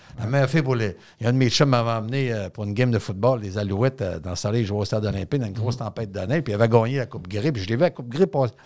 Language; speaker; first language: French; native; French